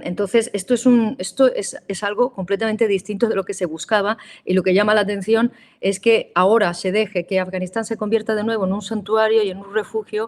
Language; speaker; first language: Spanish; native; Spanish